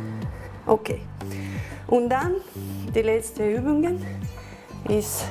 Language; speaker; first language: German; non-native, learner; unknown